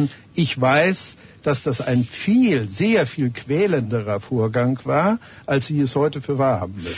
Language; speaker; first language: German; native; German